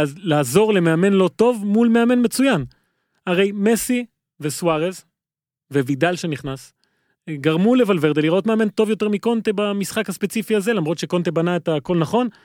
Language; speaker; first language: Hebrew; native; Hebrew